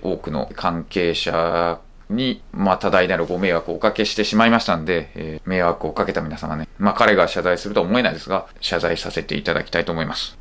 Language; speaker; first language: Japanese; native; Japanese